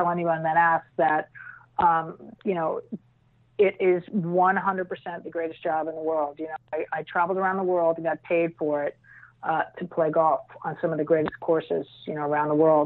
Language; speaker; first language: English; native; English